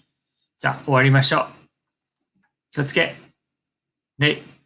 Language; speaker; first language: Japanese; non-native, fluent; English